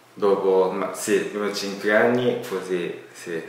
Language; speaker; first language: Italian; non-native, learner; Japanese